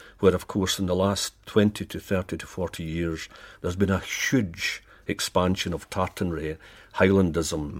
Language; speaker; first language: English; native; English